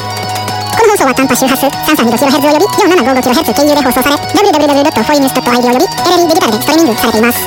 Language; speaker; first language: Japanese; non-native, fluent; Indonesian